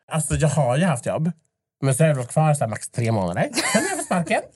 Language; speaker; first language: Swedish; early bilingual, other home language; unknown